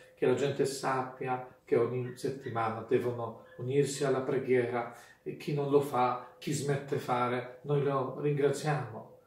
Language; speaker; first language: Italian; non-native, fluent; Polish